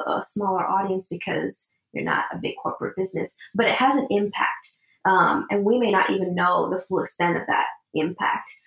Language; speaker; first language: English; early bilingual, other home language; Spanish